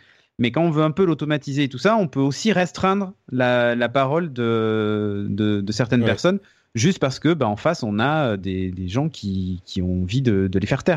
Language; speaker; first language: French; native; French